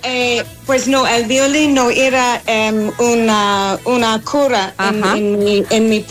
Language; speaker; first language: Spanish; non-native, learner; English